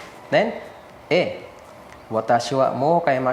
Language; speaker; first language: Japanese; non-native, fluent; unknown